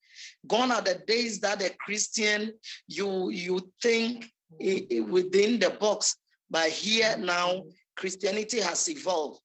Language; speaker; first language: English; non-native, local second language; Akan